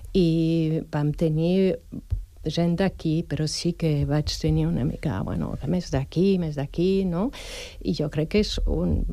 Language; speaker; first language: Catalan; non-native, fluent; French